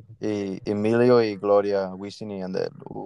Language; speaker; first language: Spanish; early bilingual, heritage; Spanish